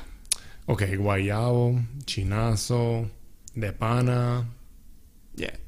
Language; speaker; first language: Spanish; non-native, local second language; English